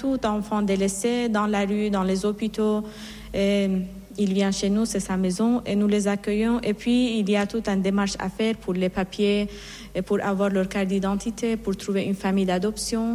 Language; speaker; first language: French; non-native, fluent; Assyrian Neo-Aramaic